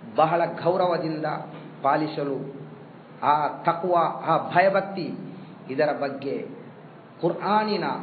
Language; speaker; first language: Kannada; non-native, local second language; Malayalam